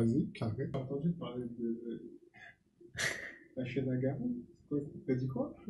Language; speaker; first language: French; native; French